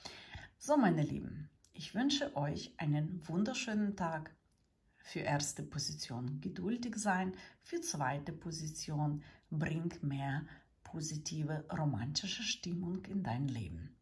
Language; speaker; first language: German; non-native, learner; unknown